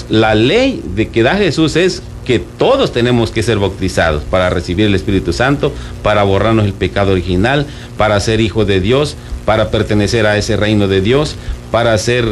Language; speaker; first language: Spanish; native; Spanish